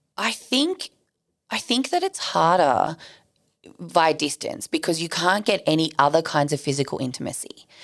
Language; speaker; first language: English; native; English